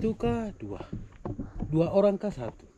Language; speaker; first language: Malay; non-native, local second language; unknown